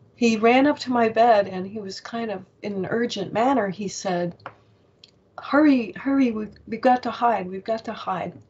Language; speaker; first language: English; native; English